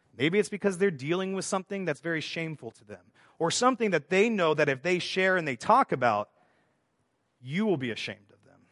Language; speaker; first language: English; native; English